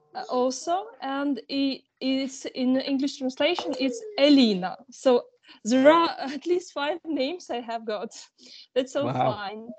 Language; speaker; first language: English; non-native, fluent; Ukrainian